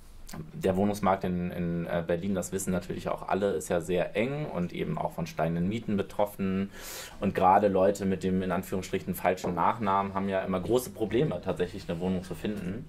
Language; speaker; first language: German; native; German